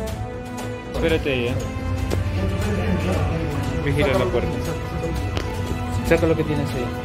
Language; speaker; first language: Spanish; native; Spanish